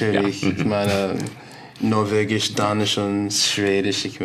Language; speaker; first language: German; non-native, learner; English